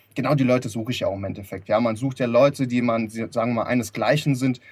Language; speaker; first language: German; early bilingual, other home language; Lithuanian